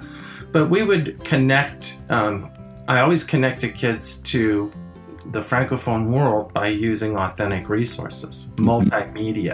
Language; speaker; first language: English; early bilingual, other home language; French